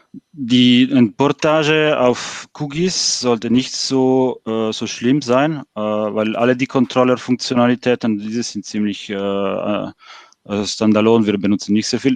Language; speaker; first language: German; non-native, fluent; French